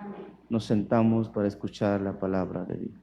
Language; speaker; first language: Spanish; native; Spanish